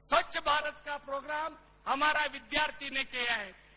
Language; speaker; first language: Hindi; non-native, local second language; Kannada